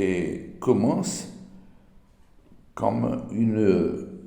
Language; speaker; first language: French; non-native, learner; Portuguese